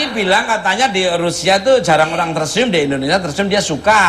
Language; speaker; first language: Indonesian; native; Indonesian